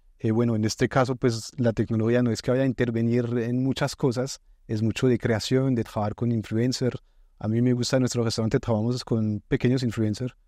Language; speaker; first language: Spanish; non-native, fluent; French